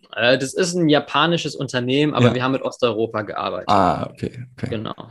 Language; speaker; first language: German; early bilingual, other home language; English